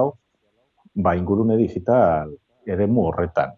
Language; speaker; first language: Basque; native; Basque